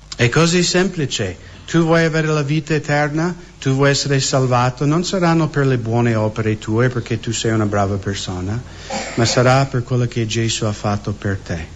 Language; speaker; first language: Italian; non-native, fluent; English